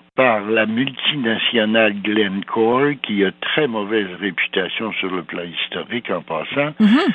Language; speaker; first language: French; native; French